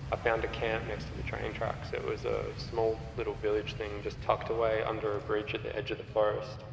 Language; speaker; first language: English; native; English